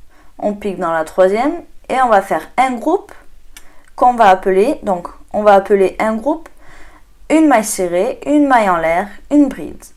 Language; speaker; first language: French; native; French